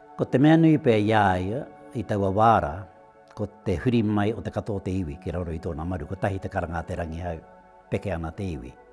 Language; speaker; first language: Māori; native; Māori